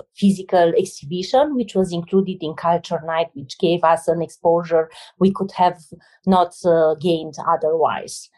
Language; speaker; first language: English; non-native, fluent; Romanian